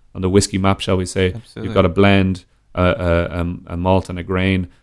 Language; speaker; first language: English; native; English